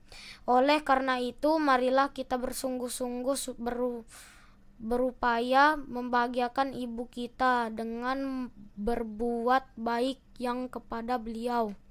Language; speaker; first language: Indonesian; native; Indonesian